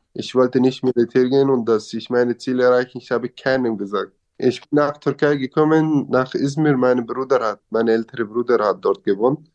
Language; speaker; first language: German; non-native, fluent; Kurdish